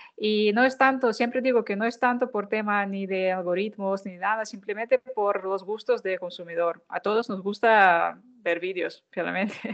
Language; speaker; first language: Spanish; non-native, fluent; Ukrainian